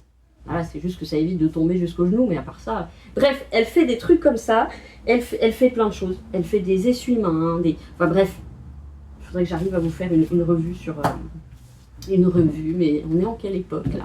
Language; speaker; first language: French; native; French